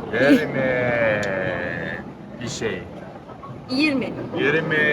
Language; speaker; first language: Turkish; non-native, learner; Korean